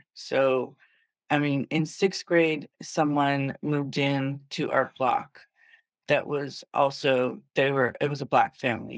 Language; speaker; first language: English; native; English